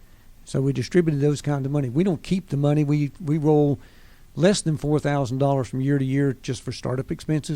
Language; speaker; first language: English; native; English